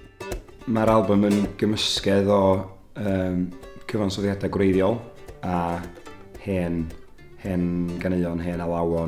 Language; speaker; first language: Welsh; native; Welsh